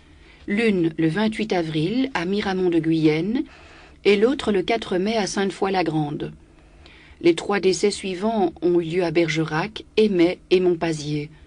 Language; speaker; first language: French; native; French